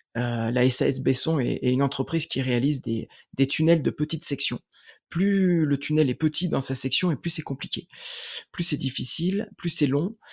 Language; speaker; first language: French; native; French